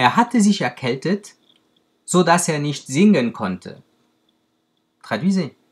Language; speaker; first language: German; non-native, fluent; French